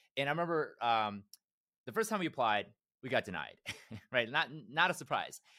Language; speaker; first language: English; early bilingual, other home language; Korean